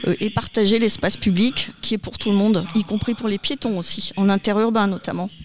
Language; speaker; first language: French; native; French